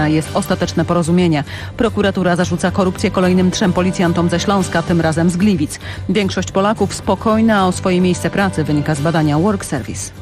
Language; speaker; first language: Polish; native; Polish